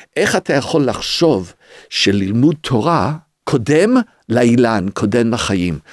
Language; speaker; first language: Hebrew; early bilingual, other home language; English